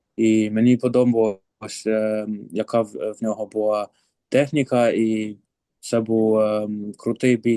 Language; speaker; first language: Ukrainian; early bilingual, heritage; Ukrainian